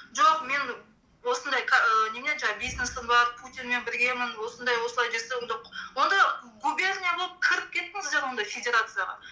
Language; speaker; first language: Kazakh; native; Kazakh